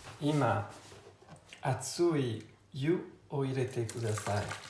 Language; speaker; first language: Japanese; non-native, learner; Italian